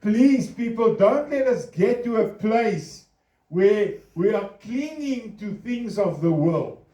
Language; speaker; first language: English; non-native, local second language; Afrikaans